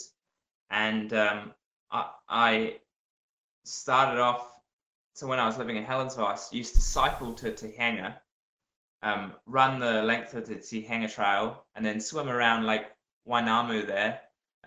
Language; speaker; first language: English; native; English